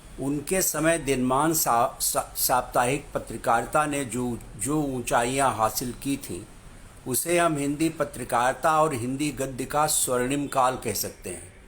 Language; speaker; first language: Hindi; native; Hindi